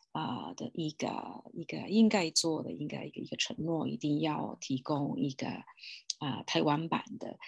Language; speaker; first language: Chinese; non-native, fluent; Italian